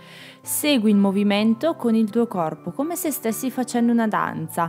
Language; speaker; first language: Italian; native; Italian